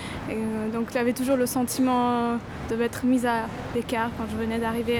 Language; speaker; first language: French; early bilingual, other home language; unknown